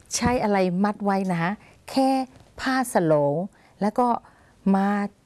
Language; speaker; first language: Thai; non-native, fluent; Burmese